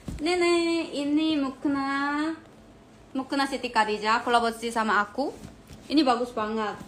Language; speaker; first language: Indonesian; non-native, fluent; Korean